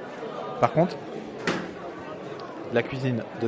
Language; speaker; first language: French; native; French